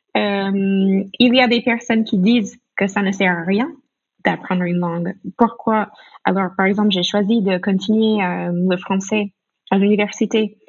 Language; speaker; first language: French; non-native, fluent; English